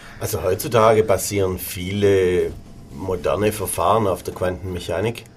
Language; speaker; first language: German; native; German